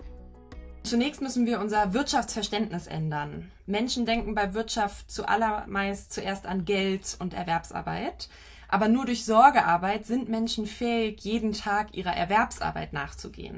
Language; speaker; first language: German; native; German